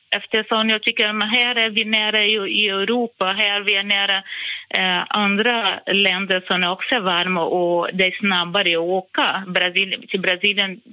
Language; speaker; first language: Swedish; non-native, fluent; Portuguese